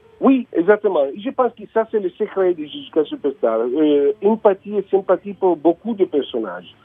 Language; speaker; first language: French; non-native, learner; Italian